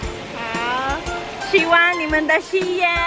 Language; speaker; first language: Chinese; non-native, fluent; Filipino